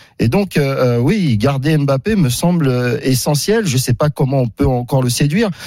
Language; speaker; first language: French; native; French